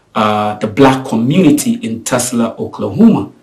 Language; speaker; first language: English; non-native, local second language; Akan